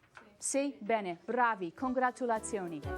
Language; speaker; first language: Italian; non-native, fluent; English